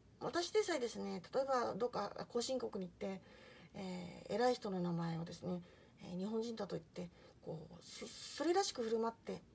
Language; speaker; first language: Japanese; native; Japanese